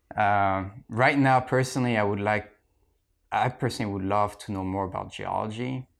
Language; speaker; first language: English; non-native, fluent; French